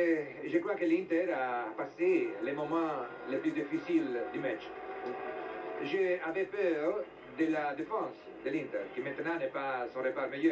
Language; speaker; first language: French; non-native, fluent; Italian